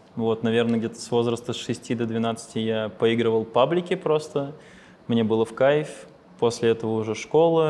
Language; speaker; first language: Russian; native; Russian